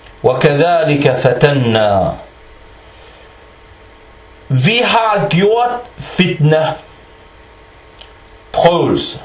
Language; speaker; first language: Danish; non-native, fluent; Arabic